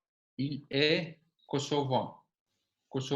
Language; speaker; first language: French; non-native, learner; Albanian